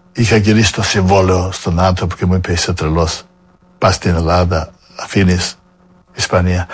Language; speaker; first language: Greek; non-native, fluent; Serbian